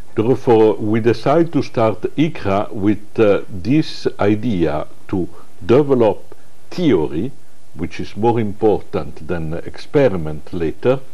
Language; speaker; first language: English; non-native, fluent; Italian